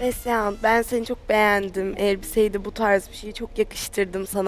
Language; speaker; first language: Turkish; native; Turkish